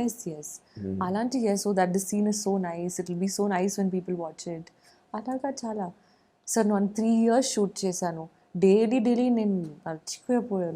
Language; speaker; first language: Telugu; non-native, fluent; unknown